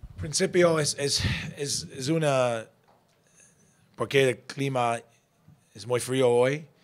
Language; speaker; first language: Spanish; non-native, learner; English